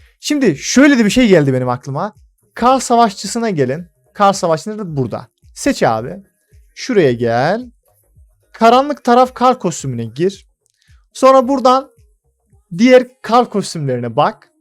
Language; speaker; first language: Turkish; native; Turkish